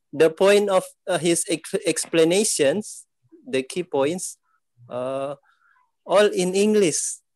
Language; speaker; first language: English; non-native, fluent; Malay